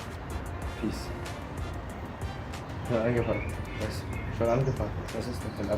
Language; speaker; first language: German; early bilingual, other home language; Vietnamese